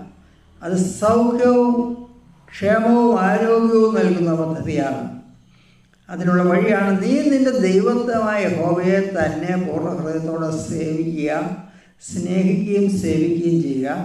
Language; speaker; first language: Malayalam; native; Malayalam